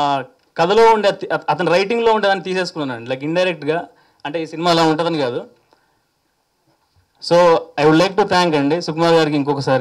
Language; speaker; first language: Telugu; native; Telugu